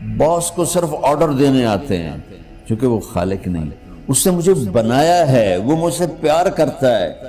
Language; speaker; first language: Urdu; non-native, local second language; Punjabi